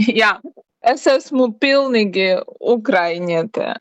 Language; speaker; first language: Latvian; non-native, learner; Ukrainian